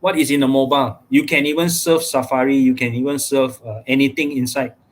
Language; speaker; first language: English; non-native, local second language; Malay